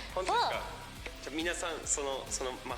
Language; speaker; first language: Japanese; non-native, fluent; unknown